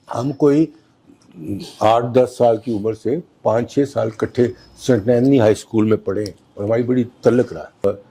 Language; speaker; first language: Urdu; non-native, local second language; Punjabi